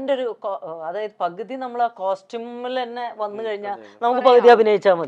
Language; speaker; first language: Malayalam; native; Malayalam